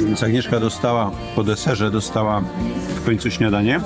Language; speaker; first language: Polish; native; Polish